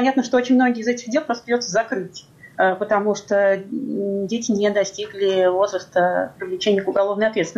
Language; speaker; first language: Russian; native; Russian